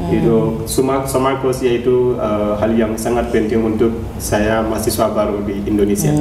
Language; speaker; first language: Indonesian; non-native, fluent; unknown